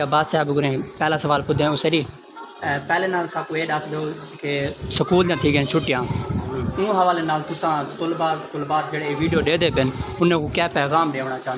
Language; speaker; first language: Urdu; non-native, local second language; Saraiki